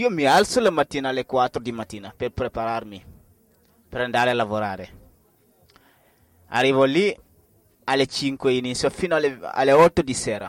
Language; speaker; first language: Italian; non-native, learner; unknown